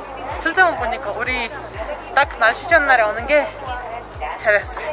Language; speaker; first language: Korean; non-native, fluent; Lithuanian